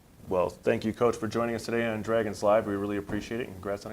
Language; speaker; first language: English; native; English